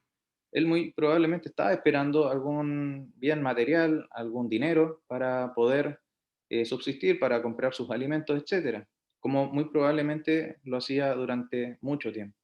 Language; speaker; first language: Spanish; native; Spanish